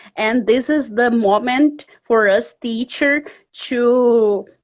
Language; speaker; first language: English; non-native, fluent; Portuguese